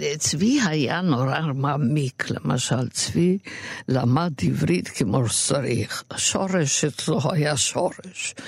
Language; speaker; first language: Hebrew; non-native, fluent; Yiddish